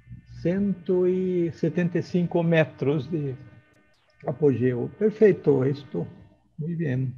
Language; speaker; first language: Spanish; non-native, learner; Portuguese